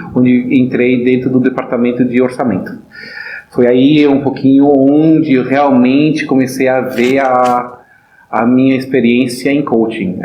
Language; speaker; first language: Portuguese; non-native, fluent; German